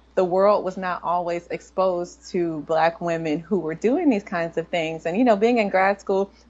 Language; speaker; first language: English; native; English